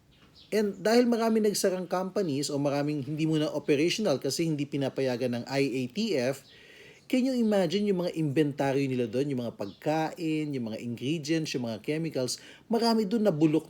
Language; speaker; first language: Filipino; native; Filipino